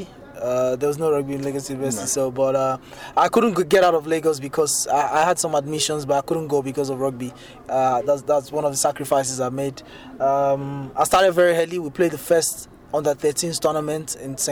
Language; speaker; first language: English; non-native, local second language; Yoruba